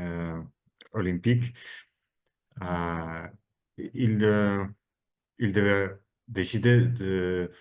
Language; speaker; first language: French; non-native, learner; Russian